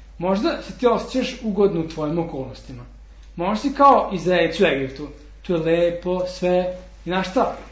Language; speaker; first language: Serbian; non-native, fluent; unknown